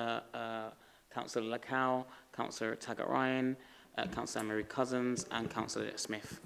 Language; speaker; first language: English; native; English